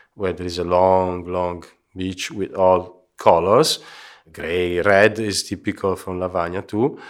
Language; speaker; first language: English; non-native, fluent; Italian